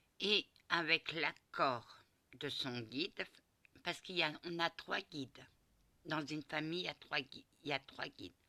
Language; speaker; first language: French; early bilingual, other home language; Portuguese